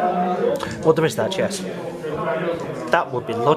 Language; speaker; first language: English; native; English